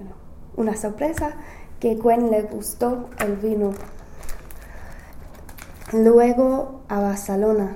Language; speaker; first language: Spanish; non-native, learner; English